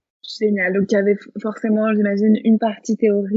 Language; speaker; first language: French; native; French